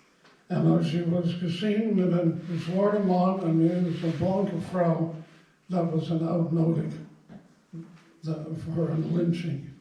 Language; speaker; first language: Dutch; non-native, fluent; English